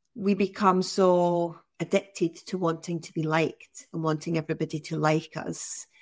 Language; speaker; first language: English; native; English